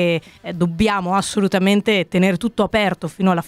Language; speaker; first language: Italian; native; Italian